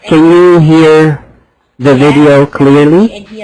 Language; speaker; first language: English; non-native, fluent; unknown